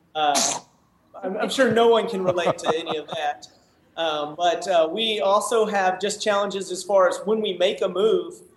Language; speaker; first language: English; native; English